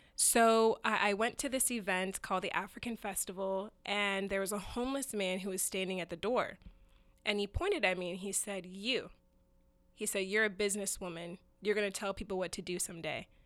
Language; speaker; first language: English; early bilingual, other home language; Yoruba